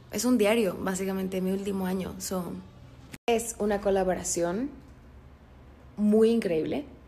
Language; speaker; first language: Spanish; native; Spanish